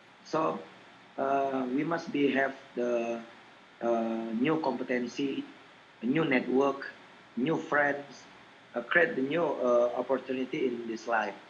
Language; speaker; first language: English; non-native, learner; Indonesian